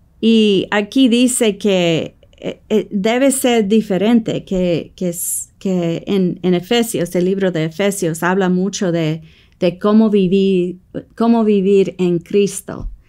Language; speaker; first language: Spanish; non-native, fluent; English